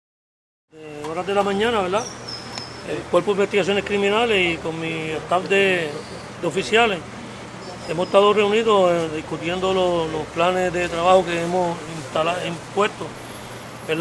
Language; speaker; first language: Spanish; native; Spanish